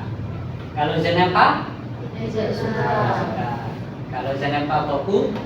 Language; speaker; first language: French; non-native, learner; Indonesian